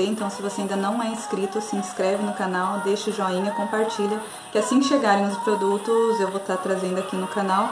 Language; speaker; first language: Portuguese; native; Portuguese